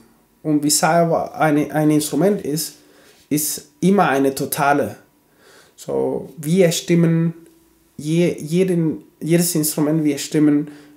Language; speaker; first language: German; non-native, fluent; Spanish